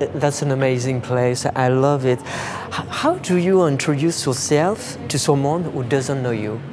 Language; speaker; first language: English; non-native, fluent; French